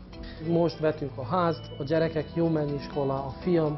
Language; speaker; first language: Hungarian; non-native, learner; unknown